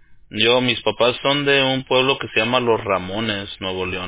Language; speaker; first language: Spanish; early bilingual, heritage; Spanish